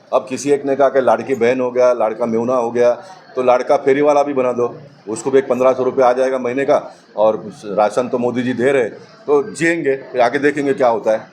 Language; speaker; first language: Hindi; non-native, local second language; Tulu